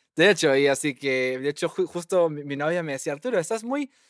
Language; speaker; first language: Spanish; native; Spanish